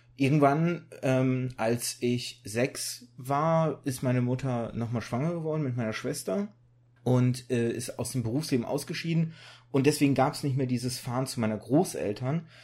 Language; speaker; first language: German; native; German